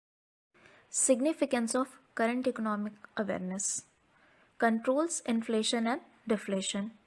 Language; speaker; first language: English; non-native, local second language; Hindi